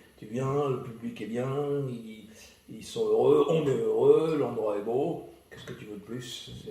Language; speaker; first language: French; early bilingual, other home language; Malagasy